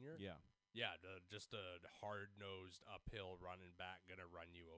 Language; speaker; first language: English; native; English